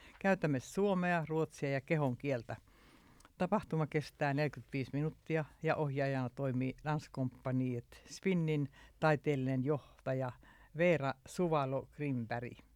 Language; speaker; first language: Finnish; early bilingual, heritage; Finnish